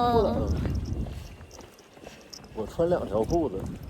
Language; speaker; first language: Chinese; native; Chinese